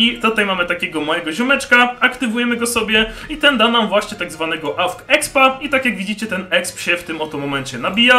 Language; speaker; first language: Polish; native; Polish